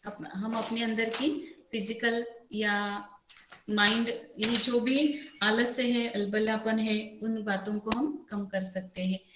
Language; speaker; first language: Hindi; non-native, local second language; Marathi